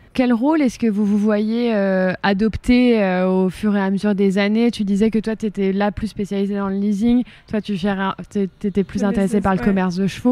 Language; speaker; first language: French; native; French